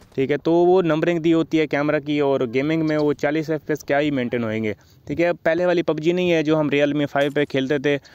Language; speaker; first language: Urdu; native; Urdu